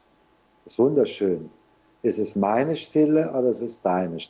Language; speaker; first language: German; non-native, fluent; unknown